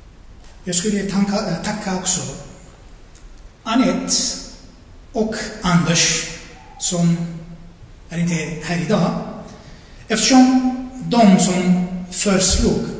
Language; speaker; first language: Swedish; non-native, fluent; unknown